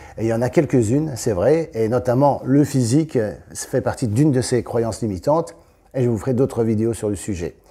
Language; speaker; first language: French; native; French